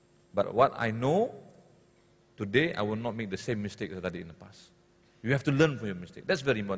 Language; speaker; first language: English; non-native, local second language; Malay